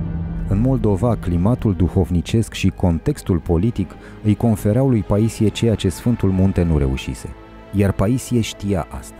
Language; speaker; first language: Romanian; native; Romanian